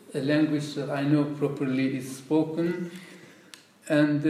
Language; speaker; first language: English; non-native, fluent; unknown